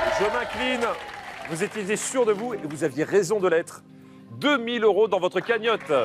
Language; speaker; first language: French; native; French